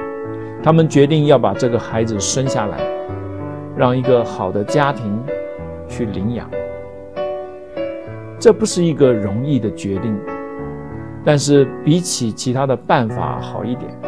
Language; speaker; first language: Chinese; native; Chinese